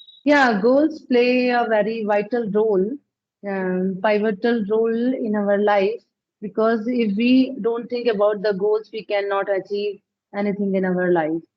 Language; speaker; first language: English; non-native, learner; Punjabi